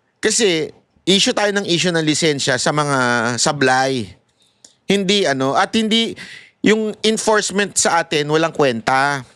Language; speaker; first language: Filipino; native; Filipino